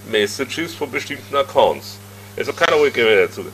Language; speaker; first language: German; native; German